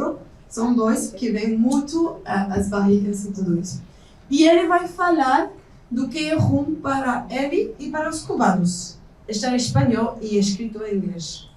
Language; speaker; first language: Portuguese; non-native, fluent; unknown